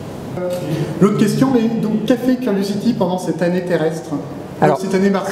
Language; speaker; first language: French; native; French